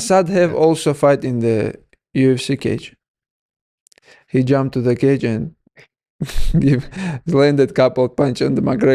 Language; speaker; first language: English; non-native, learner; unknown